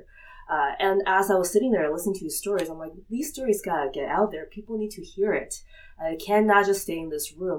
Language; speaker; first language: English; early bilingual, other home language; Chinese